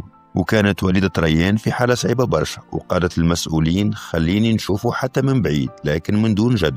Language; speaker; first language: Arabic; native; Arabic